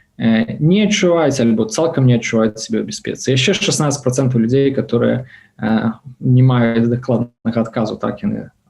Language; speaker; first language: Belarusian; non-native, local second language; Russian